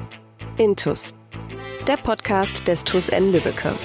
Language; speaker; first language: German; native; German